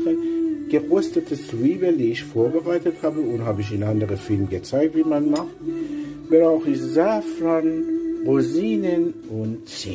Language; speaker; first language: German; non-native, learner; Persian